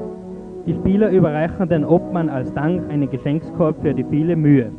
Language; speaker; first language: German; native; German